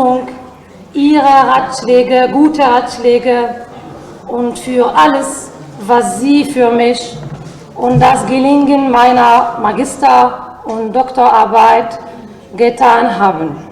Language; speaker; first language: German; non-native, fluent; Arabic